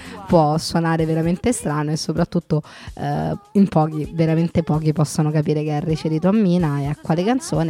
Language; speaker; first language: Italian; native; Italian